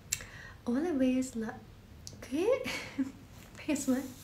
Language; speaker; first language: Spanish; non-native, learner; Ukrainian